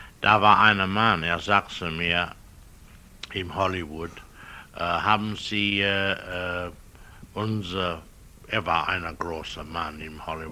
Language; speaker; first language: German; non-native, learner; English